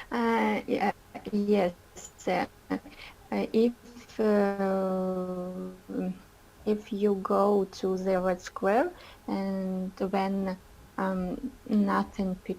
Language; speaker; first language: English; non-native, learner; Russian